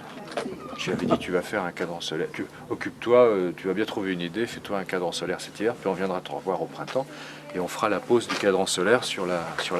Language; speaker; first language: French; native; French